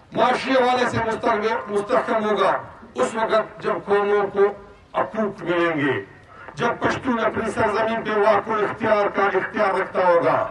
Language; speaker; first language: Urdu; non-native, local second language; Baluchi